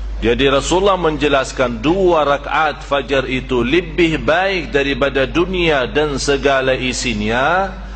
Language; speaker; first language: Malay; non-native, fluent; Arabic